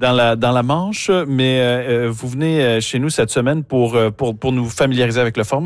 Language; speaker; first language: French; native; French